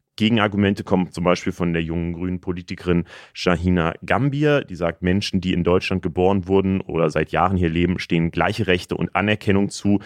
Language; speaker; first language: German; native; German